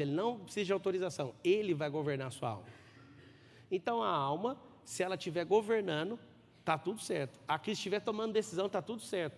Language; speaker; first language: Portuguese; native; Portuguese